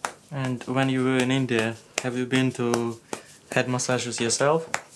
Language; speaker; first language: English; non-native, fluent; Russian